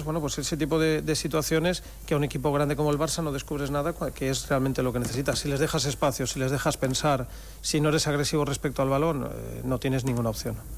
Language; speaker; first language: Spanish; native; Spanish